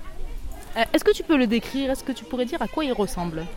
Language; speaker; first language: French; native; French